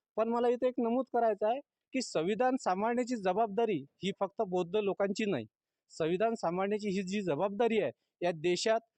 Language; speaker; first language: Marathi; native; Marathi